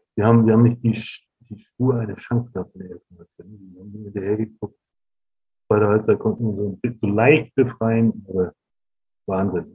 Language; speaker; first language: German; native; German